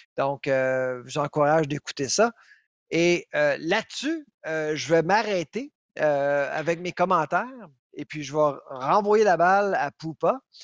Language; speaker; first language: French; native; French